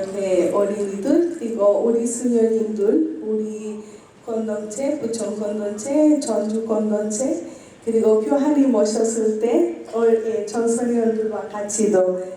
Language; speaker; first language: Korean; non-native, learner; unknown